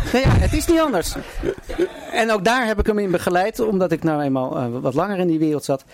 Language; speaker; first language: Dutch; native; Dutch